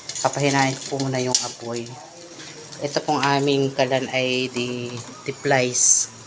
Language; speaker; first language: Filipino; native; Filipino